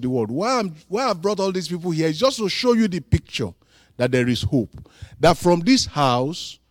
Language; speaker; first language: English; non-native, local second language; Yoruba